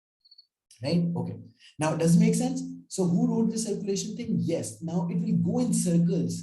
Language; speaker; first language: English; non-native, local second language; Urdu